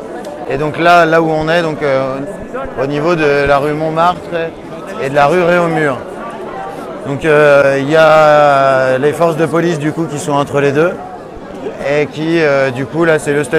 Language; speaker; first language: French; native; French